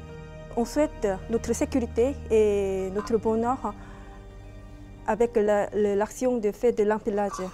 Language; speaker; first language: French; non-native, learner; Korean